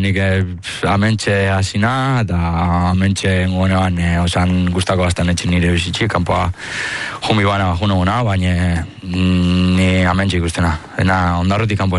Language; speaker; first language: Basque; early bilingual, other home language; Spanish